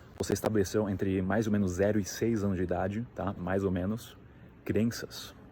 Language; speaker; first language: Portuguese; native; Portuguese